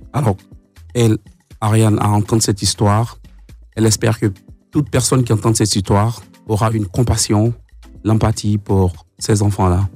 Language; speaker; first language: French; native; French